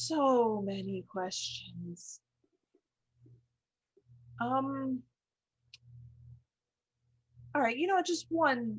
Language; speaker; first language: English; native; English